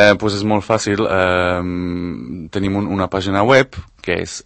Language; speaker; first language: Catalan; non-native, fluent; Spanish